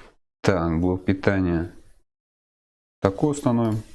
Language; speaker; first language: Russian; native; Russian